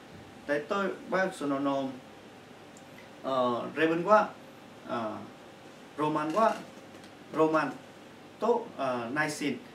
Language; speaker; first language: Japanese; non-native, learner; Chinese